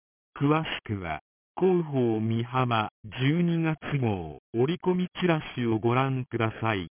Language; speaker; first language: Japanese; native; Japanese